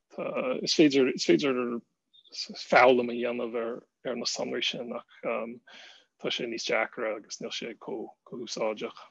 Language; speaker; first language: Irish; non-native, fluent; English